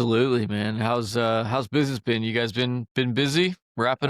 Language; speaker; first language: English; native; English